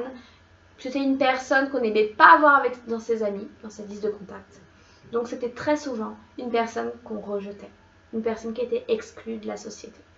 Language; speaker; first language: French; native; French